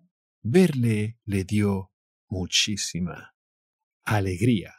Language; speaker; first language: Spanish; native; Spanish